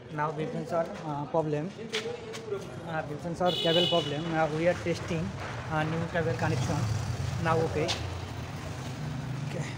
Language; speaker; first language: English; non-native, learner; Bangla